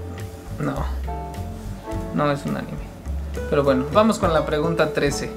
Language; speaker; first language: Spanish; native; Spanish